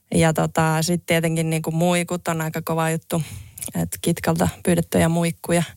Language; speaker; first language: Finnish; native; Finnish